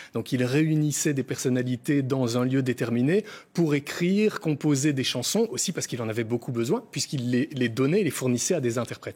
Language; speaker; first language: French; native; French